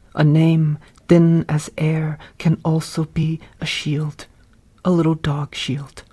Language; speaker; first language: English; early bilingual, other home language; Vietnamese